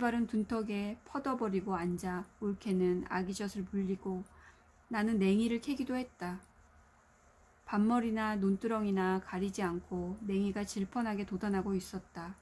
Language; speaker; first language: Korean; native; Korean